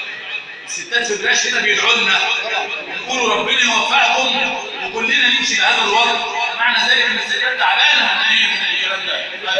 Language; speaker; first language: Arabic; native; Arabic